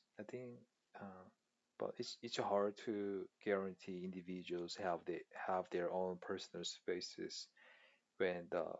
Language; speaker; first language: English; non-native, fluent; Korean